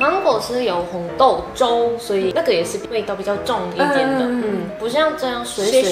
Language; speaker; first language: Chinese; non-native, fluent; Korean